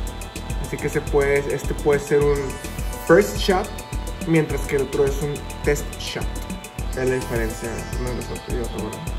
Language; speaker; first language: Spanish; native; Spanish